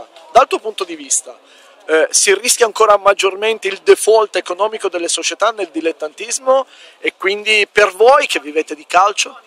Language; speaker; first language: Italian; native; Italian